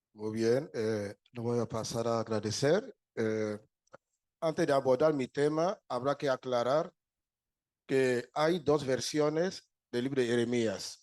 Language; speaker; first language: Spanish; non-native, fluent; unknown